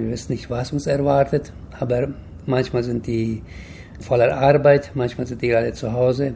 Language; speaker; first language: German; early bilingual, heritage; German